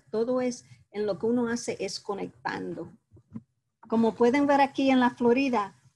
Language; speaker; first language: Spanish; early bilingual, heritage; Spanish